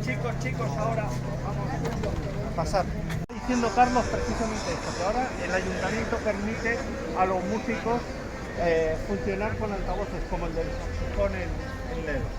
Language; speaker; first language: Spanish; native; Spanish